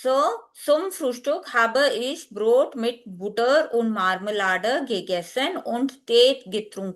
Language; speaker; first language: German; non-native, fluent; Hindi